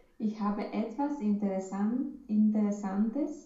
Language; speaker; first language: German; non-native, learner; Romanian